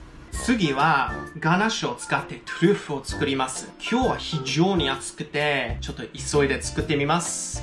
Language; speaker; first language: Japanese; non-native, fluent; English